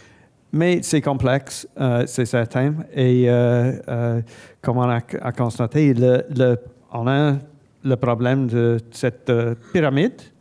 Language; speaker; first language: French; non-native, fluent; English